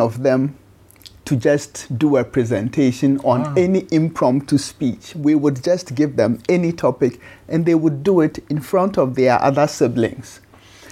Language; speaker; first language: English; non-native, local second language; Akan